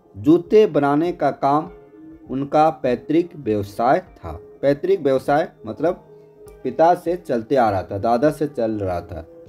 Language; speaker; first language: Hindi; native; Hindi